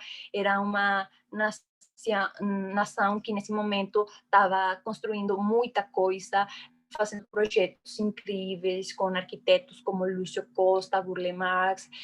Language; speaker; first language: Portuguese; non-native, fluent; Spanish